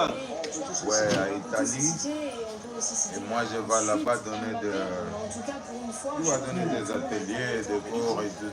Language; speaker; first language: French; non-native, learner; Portuguese